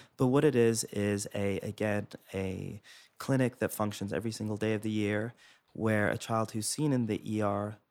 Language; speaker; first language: English; native; English